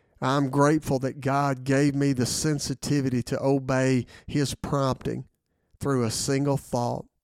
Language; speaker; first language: English; native; English